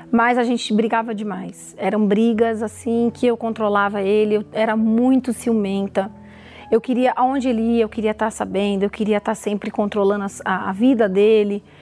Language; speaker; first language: Portuguese; native; Portuguese